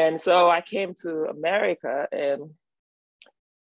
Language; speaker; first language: English; non-native, local second language; Igbo